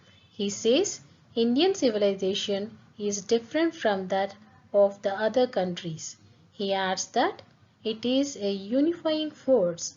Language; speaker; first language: English; non-native, local second language; Telugu